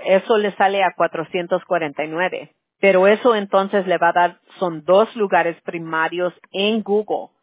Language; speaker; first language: Spanish; early bilingual, heritage; Spanish